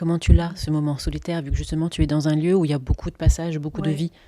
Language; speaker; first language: French; native; French